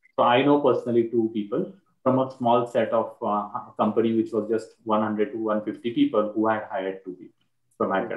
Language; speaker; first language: English; non-native, local second language; Marathi